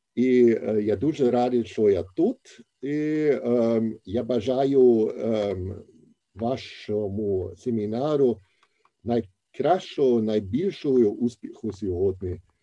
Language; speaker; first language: Ukrainian; non-native, fluent; German